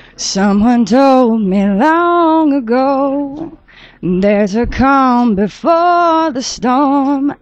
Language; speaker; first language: English; native; English